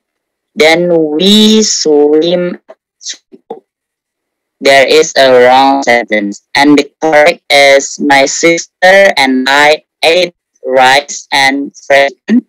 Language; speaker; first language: English; non-native, learner; Indonesian